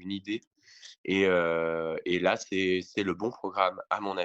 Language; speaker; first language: French; native; French